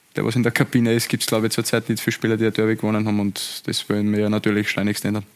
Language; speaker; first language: German; native; German